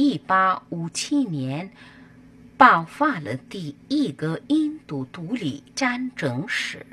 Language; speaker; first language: Chinese; non-native, fluent; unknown